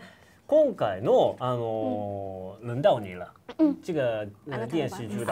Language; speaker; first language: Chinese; non-native, fluent; Japanese